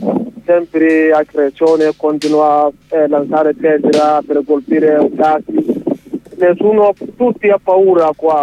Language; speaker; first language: Italian; non-native, learner; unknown